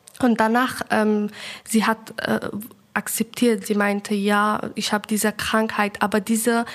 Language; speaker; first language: German; non-native, fluent; Persian